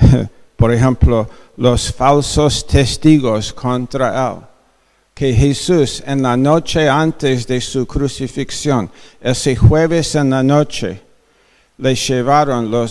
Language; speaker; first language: Spanish; non-native, fluent; English